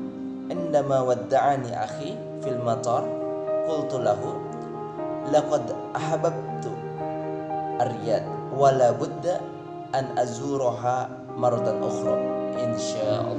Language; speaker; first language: Arabic; non-native, learner; Indonesian